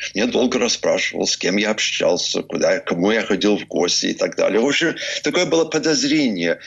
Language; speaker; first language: Russian; early bilingual, heritage; English